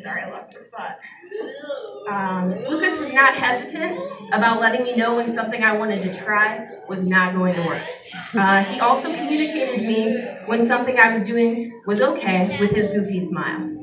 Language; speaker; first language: English; native; English